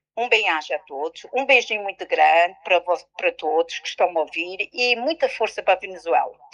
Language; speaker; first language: Portuguese; early bilingual, heritage; Portuguese